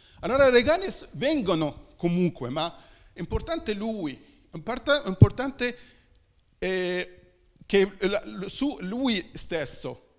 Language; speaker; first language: Italian; non-native, fluent; Arabic